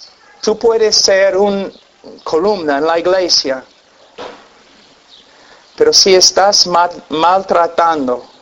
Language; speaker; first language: Spanish; non-native, fluent; English